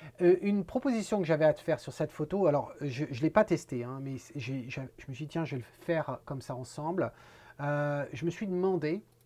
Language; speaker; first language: French; native; French